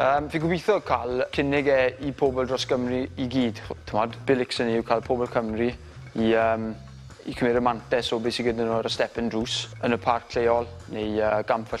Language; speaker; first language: Welsh; native; Welsh